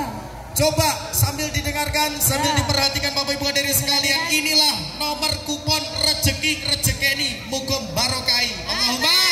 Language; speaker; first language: Indonesian; non-native, local second language; Javanese